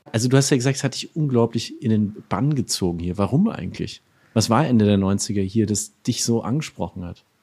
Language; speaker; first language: German; native; German